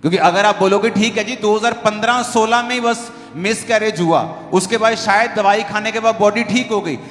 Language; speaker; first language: Hindi; non-native, local second language; Punjabi